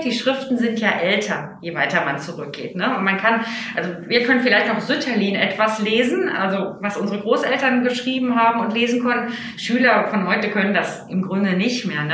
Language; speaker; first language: German; native; German